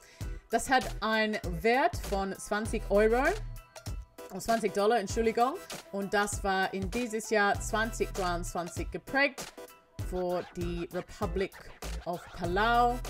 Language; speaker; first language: German; non-native, learner; English